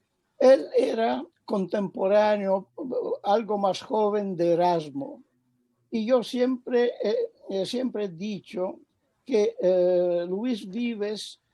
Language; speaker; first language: Spanish; non-native, fluent; Italian